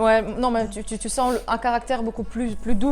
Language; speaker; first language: French; non-native, fluent; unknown